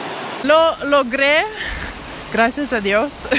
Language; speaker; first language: Spanish; non-native, fluent; Russian